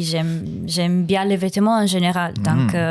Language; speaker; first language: French; non-native, learner; Italian